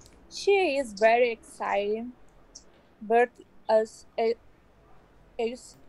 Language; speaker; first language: English; non-native, learner; Portuguese